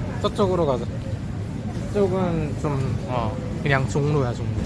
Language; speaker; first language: Korean; native; Korean